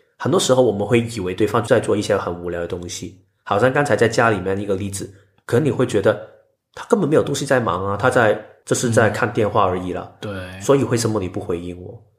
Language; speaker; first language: Chinese; non-native, local second language; Cantonese